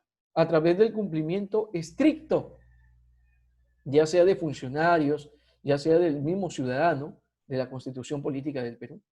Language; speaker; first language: Spanish; native; Spanish